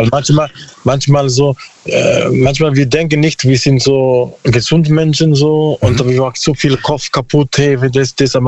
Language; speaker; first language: German; non-native, learner; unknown